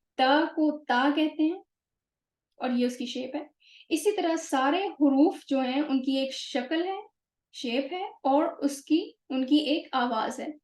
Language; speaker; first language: Urdu; native; Urdu